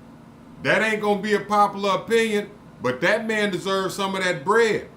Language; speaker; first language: English; native; English